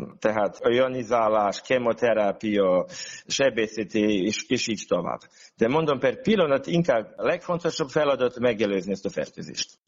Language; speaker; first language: Hungarian; non-native, local second language; Serbian